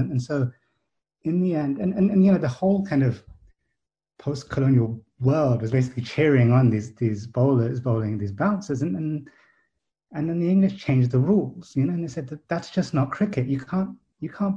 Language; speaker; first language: English; native; English